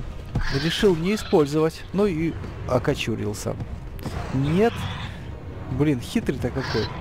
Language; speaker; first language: Russian; native; Russian